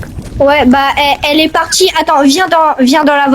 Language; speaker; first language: French; native; French